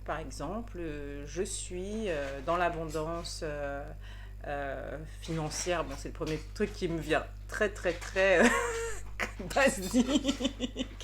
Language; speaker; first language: French; native; French